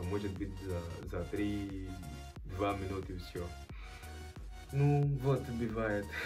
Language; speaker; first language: Russian; non-native, learner; Portuguese